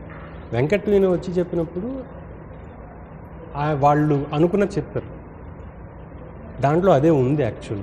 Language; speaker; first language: Telugu; native; Telugu